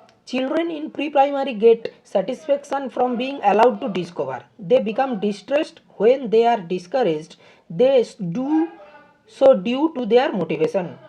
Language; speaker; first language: English; non-native, local second language; Bangla